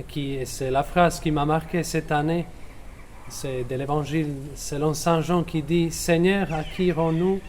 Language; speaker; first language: French; non-native, fluent; Croatian